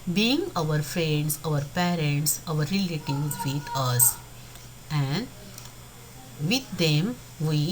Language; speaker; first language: English; non-native, local second language; Marathi